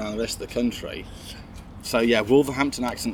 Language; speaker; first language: English; native; English